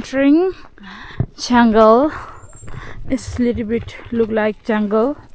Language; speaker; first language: English; non-native, learner; Tibetan